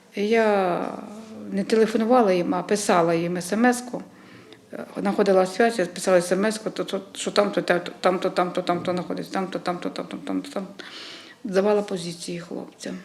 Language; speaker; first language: Ukrainian; native; Ukrainian